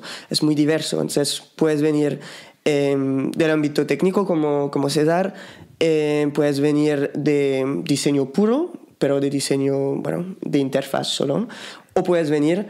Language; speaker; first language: Spanish; non-native, fluent; French